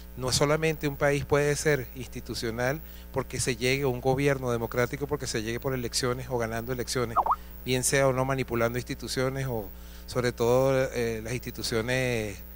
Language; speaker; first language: Spanish; native; Spanish